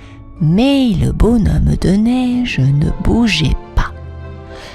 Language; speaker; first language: French; native; French